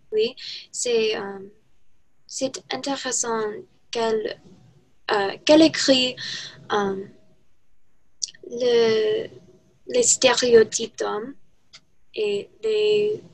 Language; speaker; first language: French; non-native, learner; English